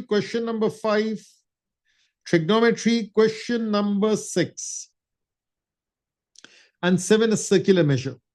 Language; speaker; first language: English; non-native, local second language; Urdu